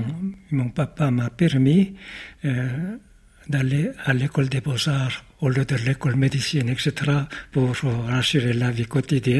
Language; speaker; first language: French; non-native, fluent; Korean